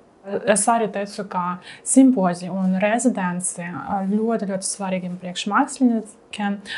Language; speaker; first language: Latvian; non-native, learner; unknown